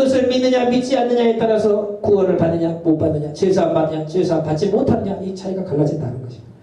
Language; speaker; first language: Korean; native; Korean